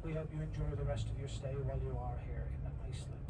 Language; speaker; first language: English; non-native, fluent; Icelandic